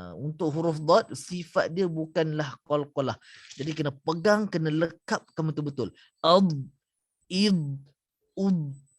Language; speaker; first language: Malay; native; Malay